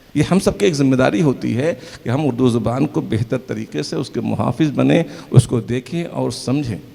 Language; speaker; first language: Urdu; native; Urdu